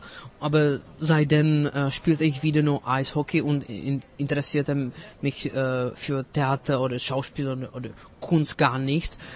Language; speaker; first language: German; non-native, fluent; Czech